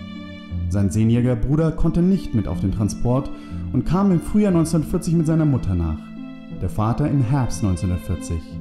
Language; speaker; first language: German; native; German